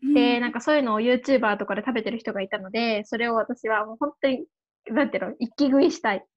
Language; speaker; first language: Japanese; native; Japanese